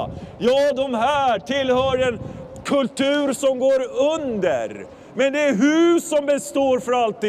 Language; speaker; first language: Swedish; non-native, fluent; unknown